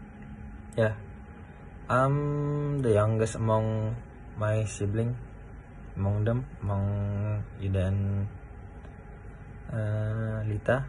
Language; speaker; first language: English; non-native, learner; Indonesian